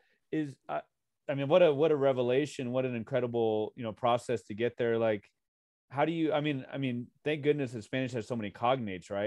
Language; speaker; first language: English; native; English